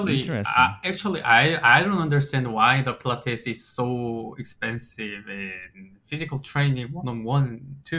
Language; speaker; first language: English; non-native, fluent; Korean